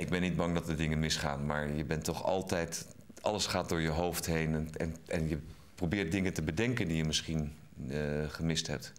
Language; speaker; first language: Dutch; native; Dutch